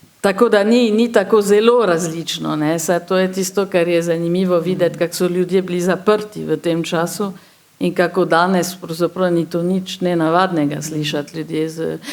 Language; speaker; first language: Slovenian; non-native, fluent; French